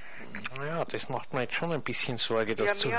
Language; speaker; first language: German; native; German